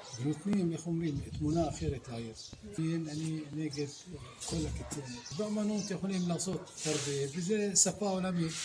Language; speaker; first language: Hebrew; non-native, local second language; Arabic